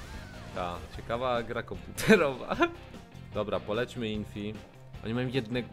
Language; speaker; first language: Polish; native; Polish